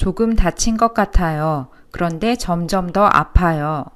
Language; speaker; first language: Korean; native; Korean